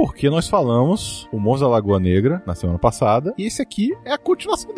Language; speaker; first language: Portuguese; native; Portuguese